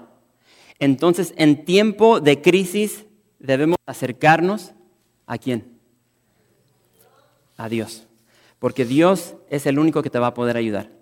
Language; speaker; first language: Spanish; native; Spanish